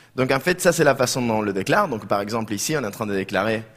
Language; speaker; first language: French; non-native, fluent; Spanish